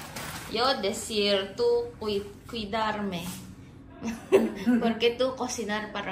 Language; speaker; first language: Spanish; non-native, learner; Filipino